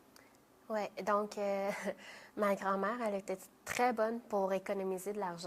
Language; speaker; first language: French; early bilingual, other home language; Vietnamese